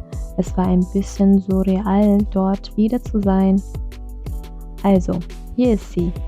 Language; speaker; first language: German; non-native, fluent; Vietnamese